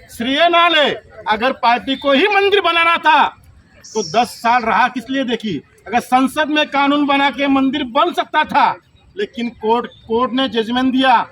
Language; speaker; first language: Hindi; non-native, local second language; Marathi